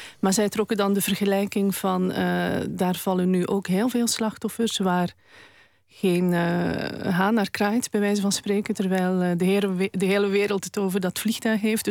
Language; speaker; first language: Dutch; native; Dutch